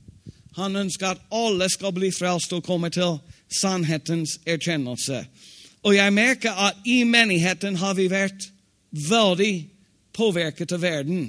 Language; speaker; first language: Swedish; non-native, fluent; English